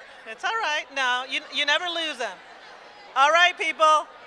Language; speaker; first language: English; early bilingual, other home language; Spanish